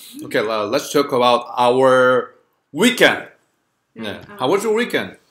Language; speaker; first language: English; non-native, fluent; Korean